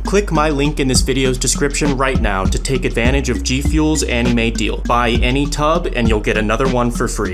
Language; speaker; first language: English; native; English